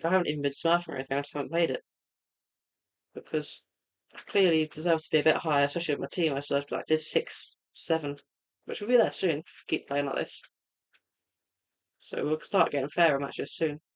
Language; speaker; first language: English; native; English